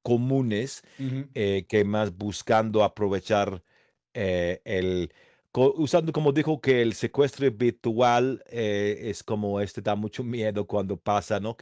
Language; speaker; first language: Spanish; non-native, fluent; English